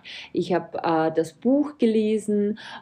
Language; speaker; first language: German; non-native, fluent; Czech